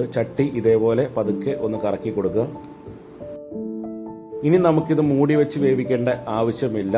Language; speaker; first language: Malayalam; native; Malayalam